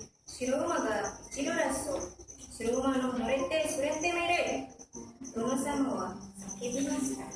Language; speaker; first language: Japanese; non-native, learner; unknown